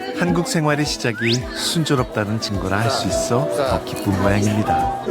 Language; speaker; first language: Korean; native; Korean